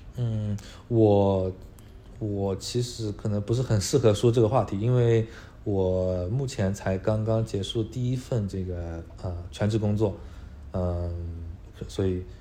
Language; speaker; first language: Chinese; native; Chinese